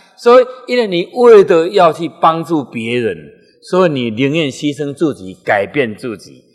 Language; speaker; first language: Min Nan Chinese; native; Min Nan Chinese